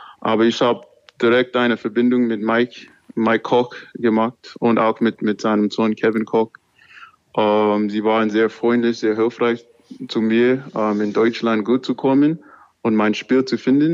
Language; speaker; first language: German; non-native, learner; English